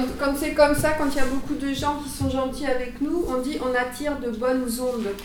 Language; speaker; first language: French; native; French